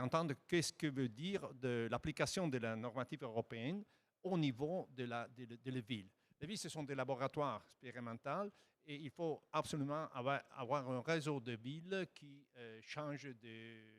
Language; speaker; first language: French; non-native, fluent; Italian